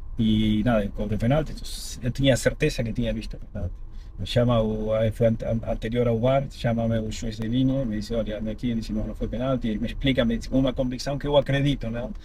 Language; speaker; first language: Portuguese; non-native, fluent; Spanish